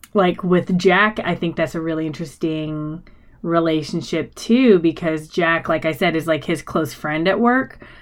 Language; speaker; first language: English; native; English